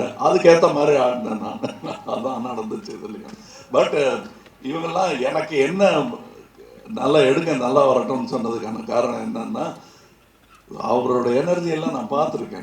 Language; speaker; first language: Tamil; native; Tamil